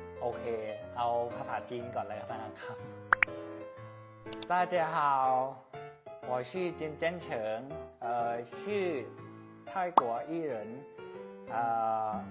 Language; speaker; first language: Chinese; non-native, learner; Thai